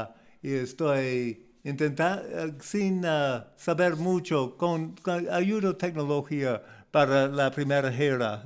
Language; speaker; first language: Spanish; non-native, learner; English